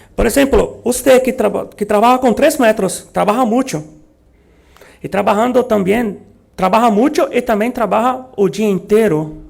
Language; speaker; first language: Spanish; non-native, learner; Portuguese